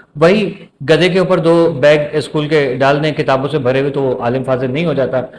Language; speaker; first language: Urdu; native; Urdu